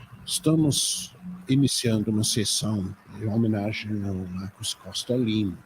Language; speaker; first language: Portuguese; non-native, fluent; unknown